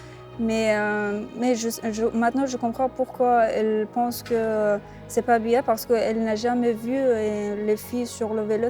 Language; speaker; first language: French; non-native, learner; Persian